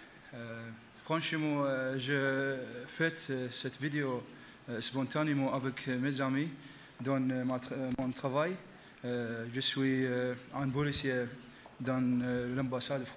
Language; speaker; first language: French; non-native, learner; Arabic